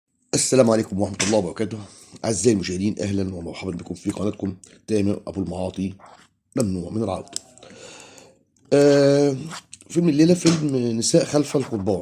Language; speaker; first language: Arabic; native; Arabic